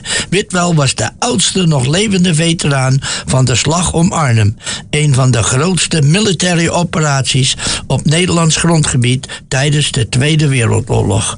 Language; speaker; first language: Dutch; native; Dutch